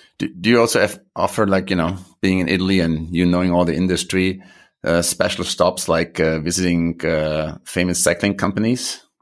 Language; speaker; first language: English; non-native, fluent; German